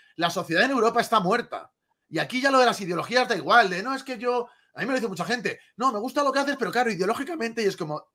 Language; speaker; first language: Spanish; native; Spanish